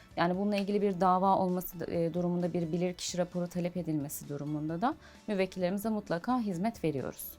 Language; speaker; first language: Turkish; native; Turkish